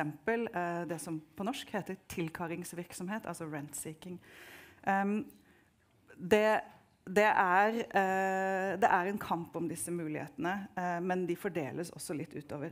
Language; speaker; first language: Norwegian; native; Norwegian